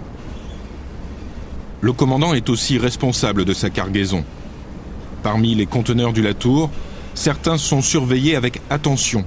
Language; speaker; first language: French; native; French